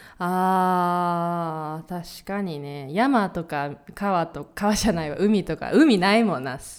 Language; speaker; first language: Japanese; native; Japanese